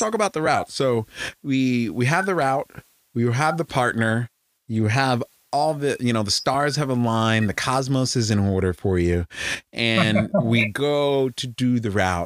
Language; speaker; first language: English; native; English